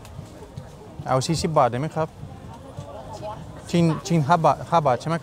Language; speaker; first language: Thai; non-native, learner; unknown